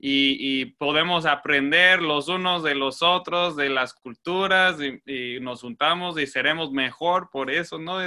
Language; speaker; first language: Spanish; non-native, fluent; English